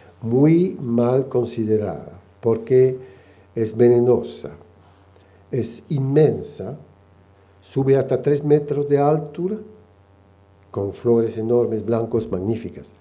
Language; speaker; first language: Spanish; non-native, fluent; French